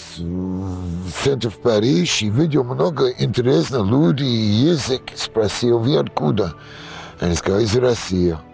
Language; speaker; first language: Russian; non-native, learner; English